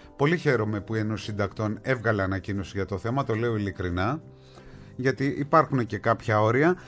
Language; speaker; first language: Greek; native; Greek